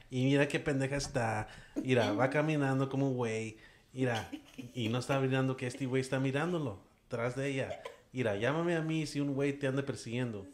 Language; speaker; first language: Spanish; early bilingual, other home language; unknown